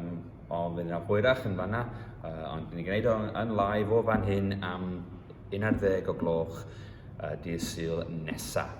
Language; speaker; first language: Welsh; early bilingual, heritage; Welsh